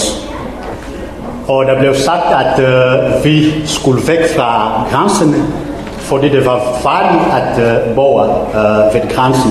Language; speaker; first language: Danish; non-native, fluent; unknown